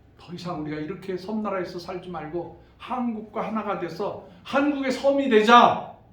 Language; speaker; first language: Korean; native; Korean